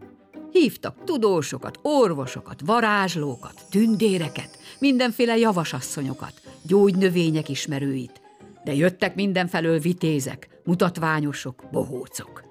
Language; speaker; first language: Hungarian; native; Hungarian